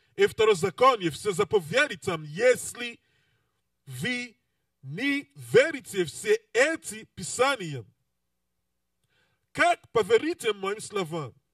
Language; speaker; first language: Russian; non-native, learner; English